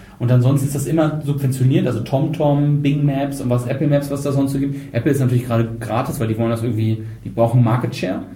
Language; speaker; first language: German; native; German